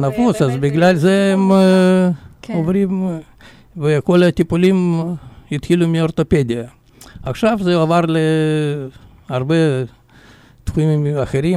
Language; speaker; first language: Hebrew; non-native, fluent; Russian